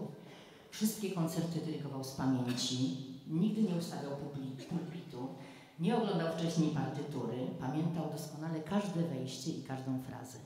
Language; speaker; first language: Polish; native; Polish